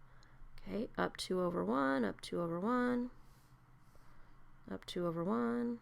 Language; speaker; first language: English; native; English